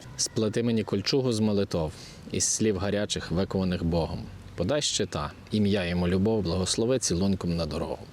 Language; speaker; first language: Ukrainian; native; Ukrainian